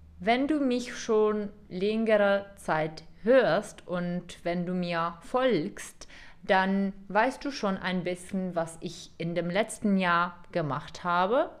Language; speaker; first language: German; non-native, fluent; Czech